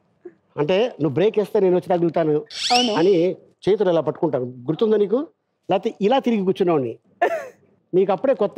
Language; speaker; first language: Telugu; native; Telugu